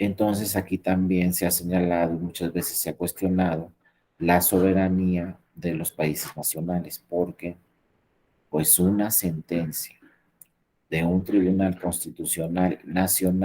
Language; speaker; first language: Spanish; native; Spanish